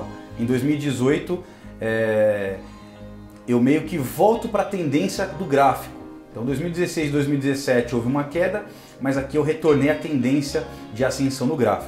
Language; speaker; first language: Portuguese; native; Portuguese